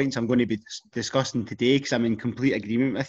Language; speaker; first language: English; native; English